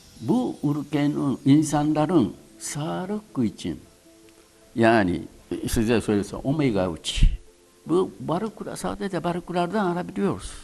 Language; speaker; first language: Turkish; non-native, learner; Japanese